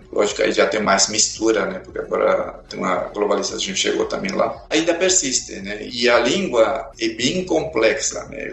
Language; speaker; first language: Portuguese; non-native, fluent; Spanish